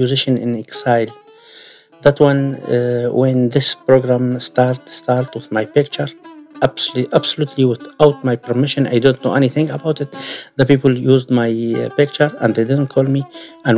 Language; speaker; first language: English; non-native, learner; Arabic